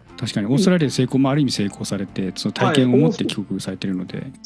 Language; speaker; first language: Japanese; native; Japanese